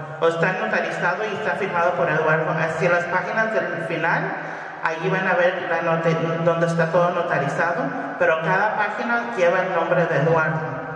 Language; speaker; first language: Spanish; early bilingual, heritage; Spanish